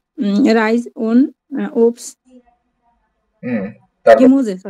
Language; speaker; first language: German; non-native, learner; Bangla